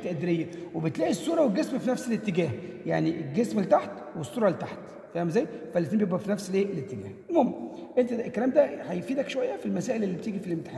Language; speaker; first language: Arabic; native; Arabic